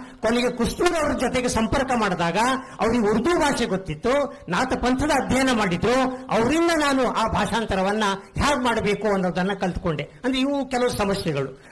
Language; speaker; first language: Kannada; non-native, local second language; Konkani